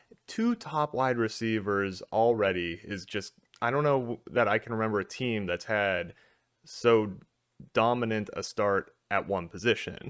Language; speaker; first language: English; native; English